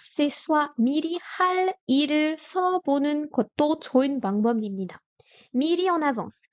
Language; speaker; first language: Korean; non-native, fluent; French